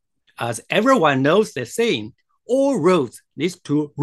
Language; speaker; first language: English; non-native, fluent; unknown